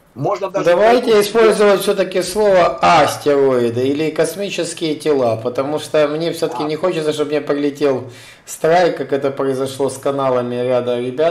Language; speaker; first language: Russian; native; Russian